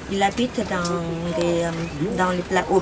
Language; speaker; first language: French; non-native, fluent; Vietnamese